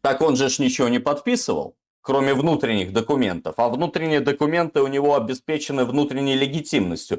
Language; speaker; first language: Russian; native; Russian